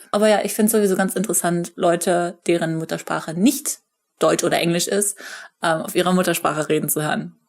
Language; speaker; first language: German; native; German